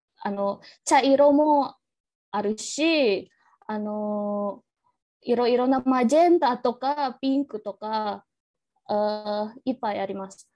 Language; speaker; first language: Japanese; non-native, learner; Indonesian